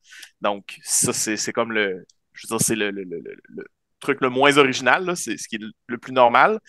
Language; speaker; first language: French; native; French